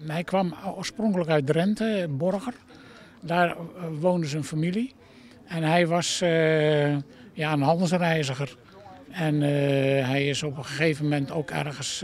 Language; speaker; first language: Dutch; native; Dutch